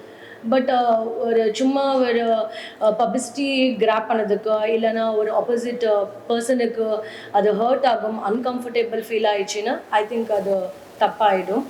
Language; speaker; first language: Tamil; non-native, learner; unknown